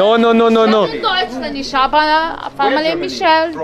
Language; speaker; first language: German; non-native, learner; Portuguese